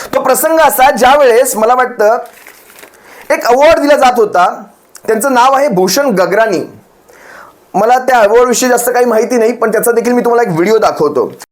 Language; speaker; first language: Marathi; native; Marathi